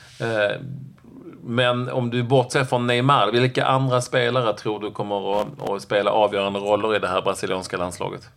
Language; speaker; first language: Swedish; native; Swedish